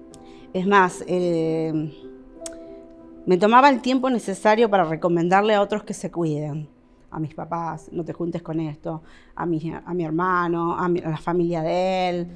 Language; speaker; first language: Spanish; native; Spanish